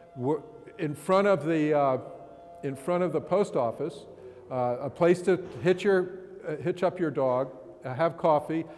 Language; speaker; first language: English; native; English